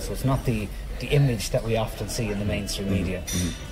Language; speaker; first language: English; native; English